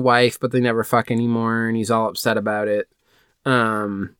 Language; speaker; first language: English; native; English